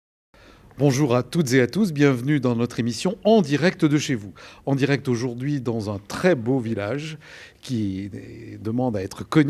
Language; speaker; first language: French; native; French